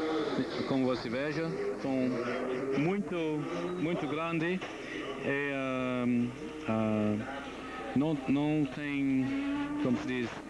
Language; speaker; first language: Portuguese; non-native, learner; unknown